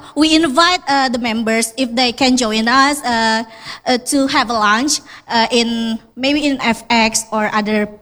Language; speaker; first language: English; non-native, fluent; Indonesian